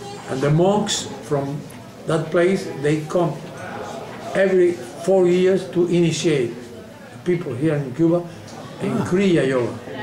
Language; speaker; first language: English; non-native, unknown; Spanish